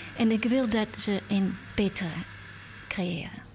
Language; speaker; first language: Dutch; non-native, learner; English